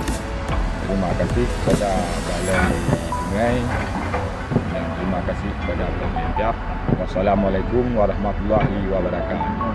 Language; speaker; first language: Indonesian; non-native, local second language; Achinese